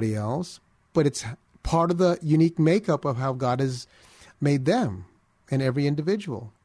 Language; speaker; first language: English; early bilingual, other home language; Filipino